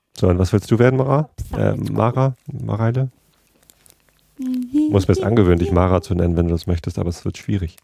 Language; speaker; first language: German; native; German